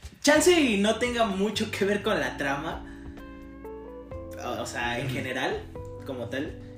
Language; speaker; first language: Spanish; native; Spanish